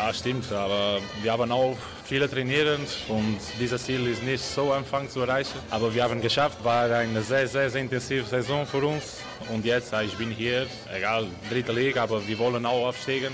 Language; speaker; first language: German; non-native, learner; Portuguese